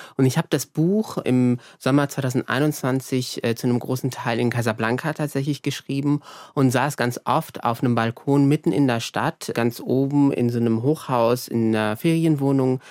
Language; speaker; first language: German; early bilingual, other home language; Arabic